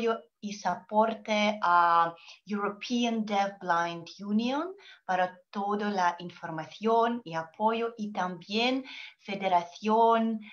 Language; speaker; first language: Spanish; non-native, learner; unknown